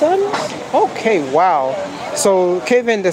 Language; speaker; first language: Spanish; non-native, learner; English